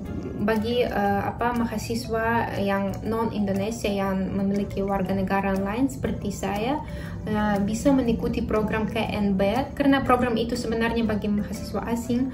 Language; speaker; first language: Indonesian; non-native, fluent; Russian